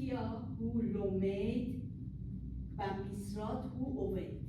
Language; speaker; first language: Hebrew; non-native, learner; English